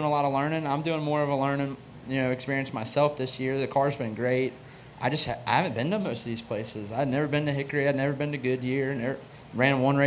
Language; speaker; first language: English; native; English